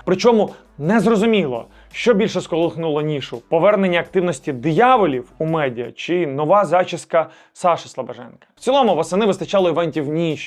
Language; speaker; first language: Ukrainian; native; Ukrainian